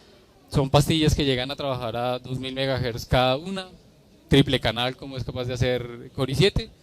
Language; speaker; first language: Spanish; native; Spanish